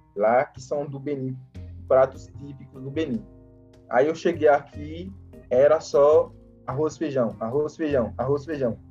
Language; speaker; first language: Portuguese; non-native, fluent; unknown